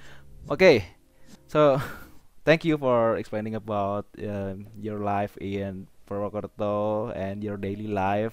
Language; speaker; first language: English; non-native, learner; Indonesian